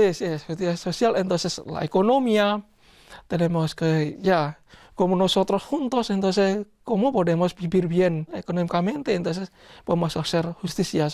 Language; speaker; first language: Spanish; non-native, learner; Indonesian